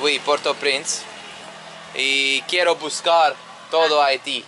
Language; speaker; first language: Spanish; non-native, learner; English